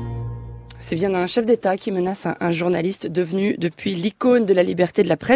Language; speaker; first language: French; native; French